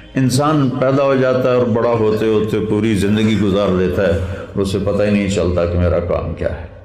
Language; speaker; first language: Urdu; non-native, local second language; Punjabi